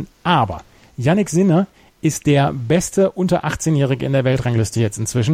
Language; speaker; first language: German; native; German